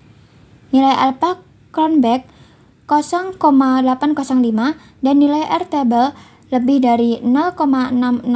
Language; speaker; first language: Indonesian; native; Indonesian